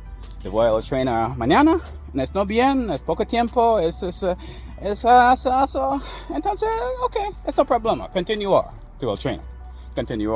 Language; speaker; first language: Spanish; non-native, learner; English